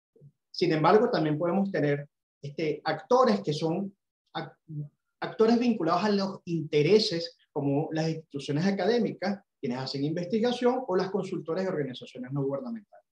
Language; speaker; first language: Spanish; native; Spanish